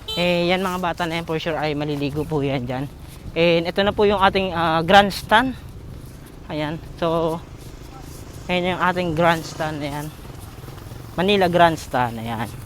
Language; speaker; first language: Filipino; native; Filipino